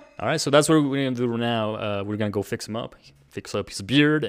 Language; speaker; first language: English; early bilingual, other home language; Spanish